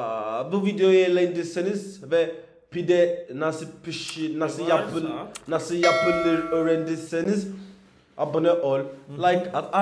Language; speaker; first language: Turkish; non-native, learner; English